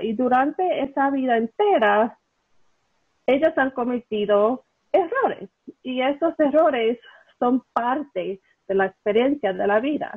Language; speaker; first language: Spanish; early bilingual, heritage; Spanish